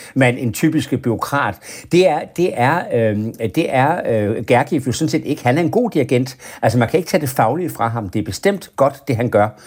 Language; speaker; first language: Danish; native; Danish